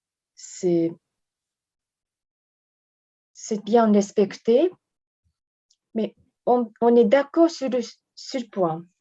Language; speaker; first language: French; non-native, fluent; Japanese